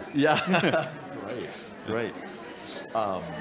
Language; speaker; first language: English; native; English